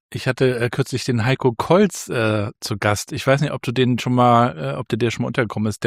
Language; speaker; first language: German; native; German